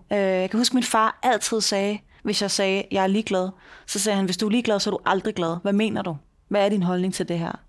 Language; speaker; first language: Danish; native; Danish